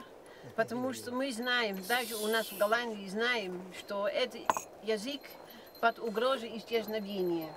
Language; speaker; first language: Russian; non-native, fluent; Dutch